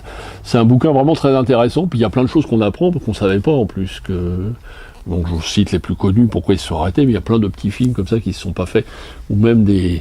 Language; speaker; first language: French; native; French